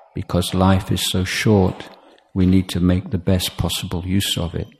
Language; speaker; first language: English; native; English